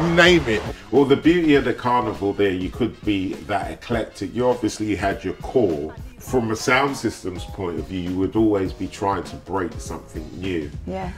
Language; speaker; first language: English; native; English